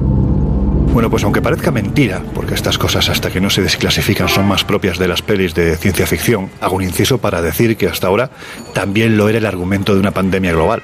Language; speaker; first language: Spanish; native; Spanish